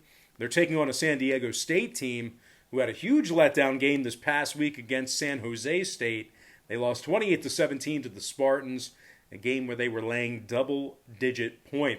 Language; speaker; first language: English; native; English